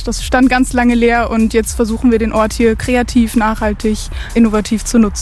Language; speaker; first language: German; native; German